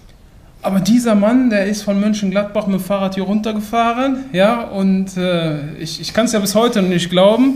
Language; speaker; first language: German; native; German